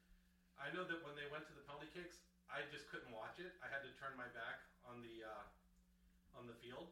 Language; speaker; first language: English; native; English